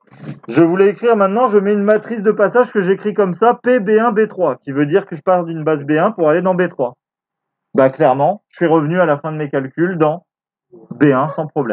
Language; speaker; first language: French; native; French